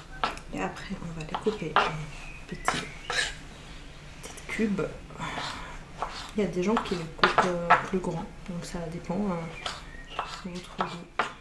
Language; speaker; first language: French; non-native, fluent; Arabic